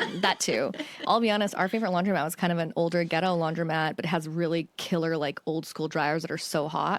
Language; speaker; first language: English; native; English